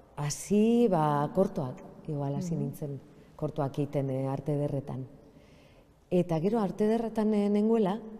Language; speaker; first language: Basque; non-native, local second language; Spanish